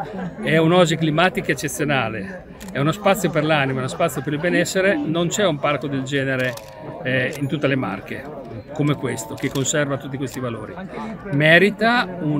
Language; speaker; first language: Italian; native; Italian